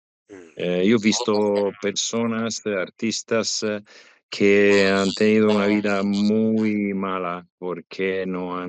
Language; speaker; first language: Spanish; non-native, learner; Italian